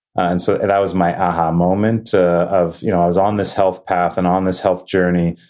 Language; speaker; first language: English; native; English